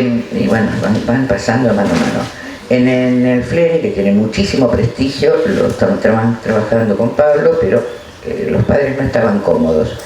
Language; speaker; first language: Spanish; native; Spanish